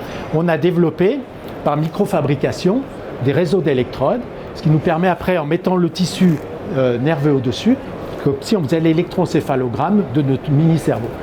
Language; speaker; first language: French; native; French